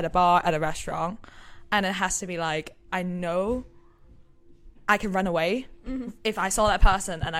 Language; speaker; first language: English; non-native, local second language; Cantonese